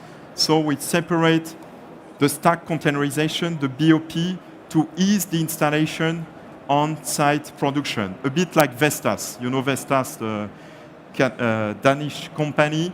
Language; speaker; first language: English; non-native, fluent; French